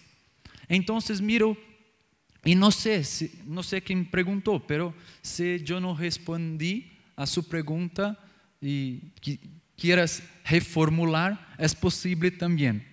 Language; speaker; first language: Spanish; non-native, learner; Portuguese